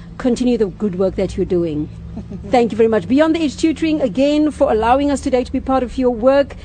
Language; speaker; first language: English; non-native, local second language; Afrikaans